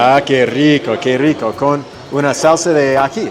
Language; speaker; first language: Spanish; non-native, learner; English